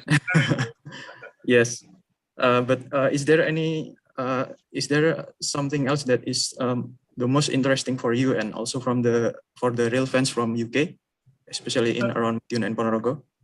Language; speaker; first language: English; non-native, fluent; Indonesian